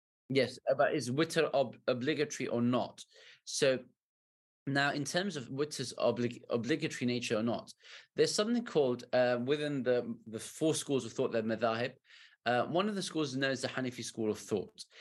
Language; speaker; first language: English; native; English